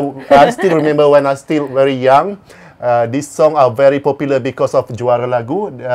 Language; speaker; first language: English; non-native, local second language; Malay